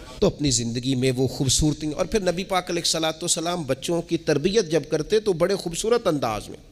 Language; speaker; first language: Urdu; non-native, local second language; Punjabi